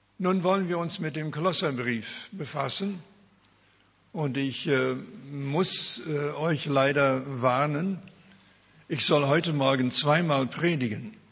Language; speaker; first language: German; early bilingual, heritage; German